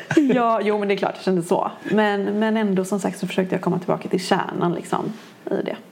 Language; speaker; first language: Swedish; native; Swedish